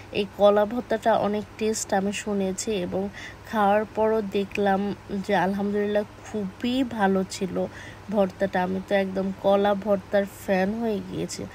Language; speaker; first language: Bangla; native; Bangla